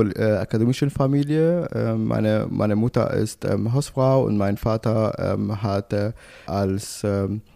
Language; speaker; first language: German; non-native, fluent; Arabic